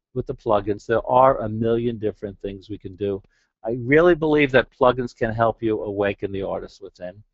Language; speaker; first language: English; native; English